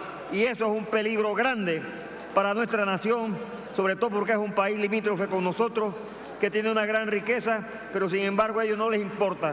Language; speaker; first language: Spanish; native; Spanish